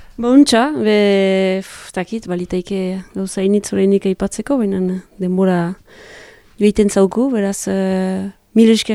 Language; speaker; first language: Basque; native; Basque